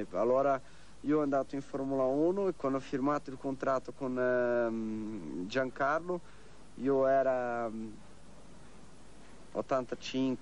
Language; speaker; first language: Italian; non-native, fluent; Portuguese